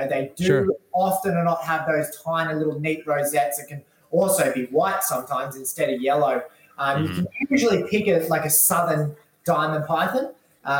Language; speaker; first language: English; native; English